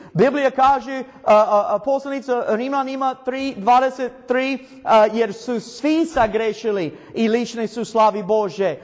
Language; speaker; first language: Croatian; non-native, learner; English